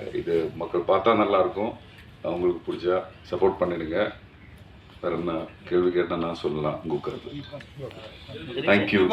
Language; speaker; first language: Tamil; non-native, learner; Malayalam